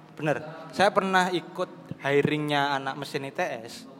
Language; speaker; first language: Indonesian; non-native, local second language; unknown